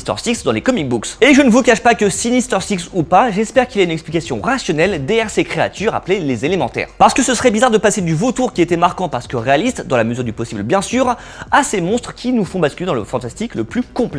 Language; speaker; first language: French; native; French